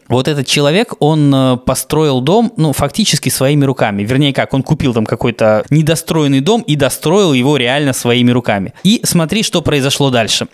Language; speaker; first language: Russian; native; Russian